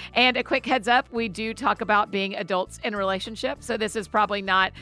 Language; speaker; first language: English; native; English